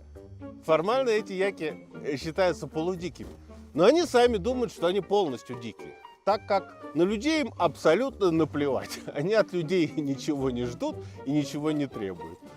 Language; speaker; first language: Russian; native; Russian